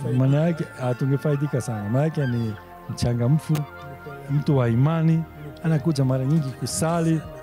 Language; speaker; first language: Swahili; non-native, fluent; Italian